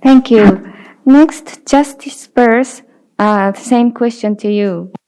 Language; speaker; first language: English; non-native, fluent; Japanese